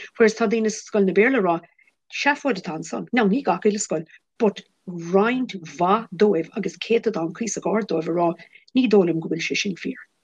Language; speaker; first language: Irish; non-native, local second language; English